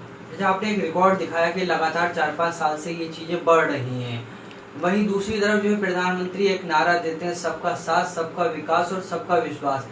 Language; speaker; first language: Urdu; native; Urdu